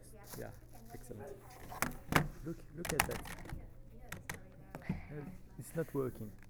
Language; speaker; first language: English; non-native, fluent; French